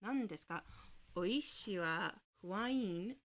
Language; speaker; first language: Japanese; non-native, learner; English